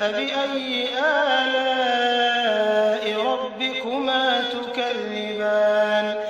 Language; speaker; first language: Arabic; native; Arabic